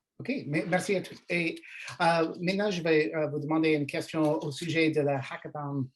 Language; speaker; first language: French; non-native, learner; English